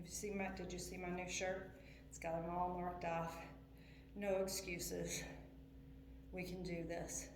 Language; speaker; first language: English; native; English